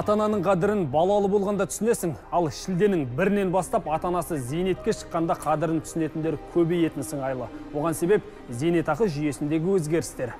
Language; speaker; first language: Kazakh; native; Kazakh